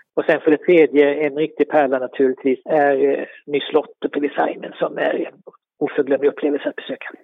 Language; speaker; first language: Swedish; native; Swedish